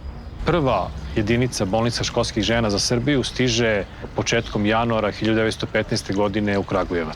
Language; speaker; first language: Bosnian; native; Bosnian